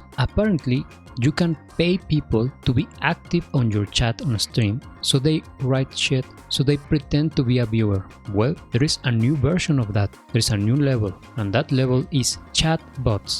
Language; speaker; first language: English; non-native, fluent; Spanish